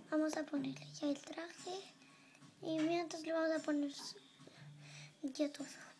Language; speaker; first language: Spanish; native; Spanish